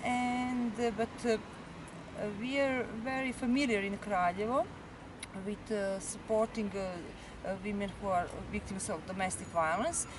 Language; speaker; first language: English; non-native, learner; Serbian